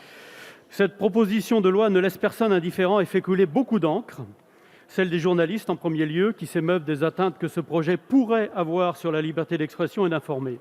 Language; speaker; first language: French; native; French